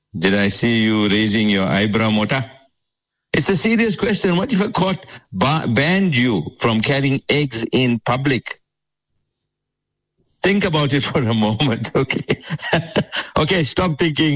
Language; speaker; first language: English; native; English